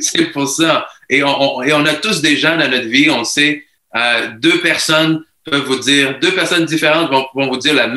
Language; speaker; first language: French; native; French